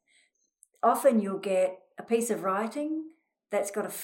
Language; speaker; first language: English; native; English